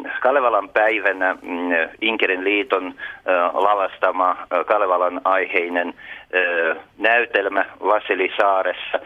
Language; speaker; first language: Finnish; early bilingual, heritage; Russian